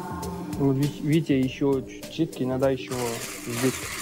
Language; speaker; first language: Russian; non-native, learner; French